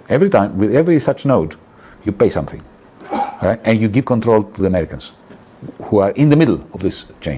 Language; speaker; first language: English; non-native, fluent; Greek